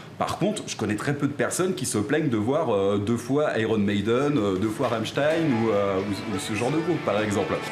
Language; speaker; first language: French; native; French